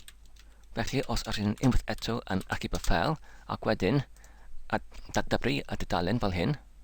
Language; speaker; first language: Welsh; non-native, learner; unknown